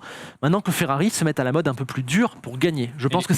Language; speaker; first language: French; native; French